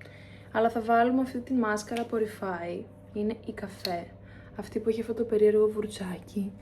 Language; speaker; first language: Greek; native; Greek